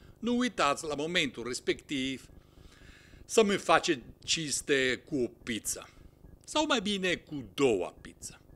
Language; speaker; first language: Romanian; non-native, fluent; Italian